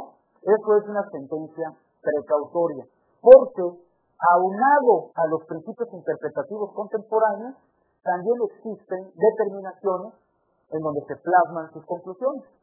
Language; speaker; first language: Spanish; native; Spanish